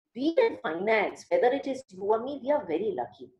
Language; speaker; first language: English; early bilingual, other home language; Hindi